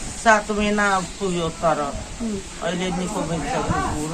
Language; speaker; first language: Nepali; non-native, local second language; Maithili